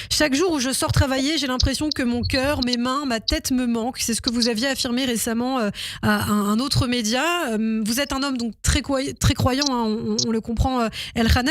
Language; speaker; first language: French; native; French